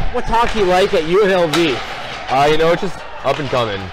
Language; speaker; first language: English; native; English